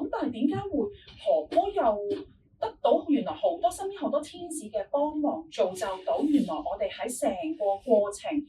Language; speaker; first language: Cantonese; native; Cantonese